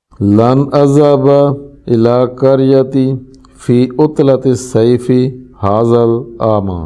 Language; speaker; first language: Arabic; non-native, learner; Urdu